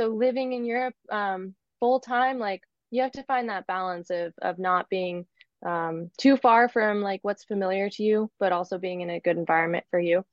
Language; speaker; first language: English; native; English